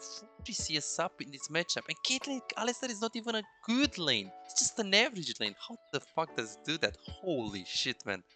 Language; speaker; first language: English; non-native, fluent; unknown